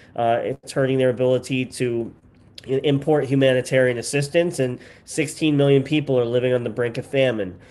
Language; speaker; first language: English; native; English